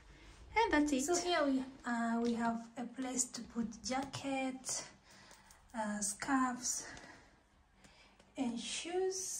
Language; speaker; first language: English; non-native, local second language; Swahili